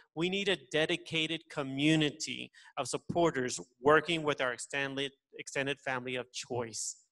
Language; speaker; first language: Spanish; early bilingual, heritage; Spanish